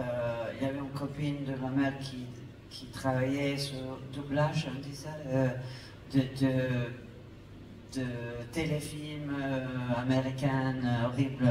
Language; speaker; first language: French; non-native, fluent; Italian